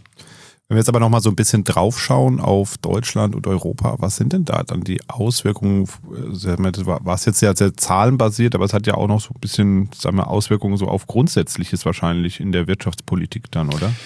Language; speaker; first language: German; native; German